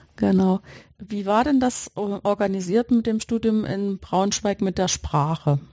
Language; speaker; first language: German; native; German